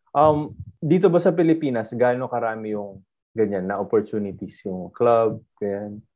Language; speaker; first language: Filipino; native; Filipino